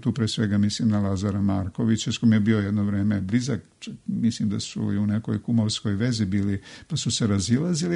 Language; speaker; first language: Serbian; native; Serbian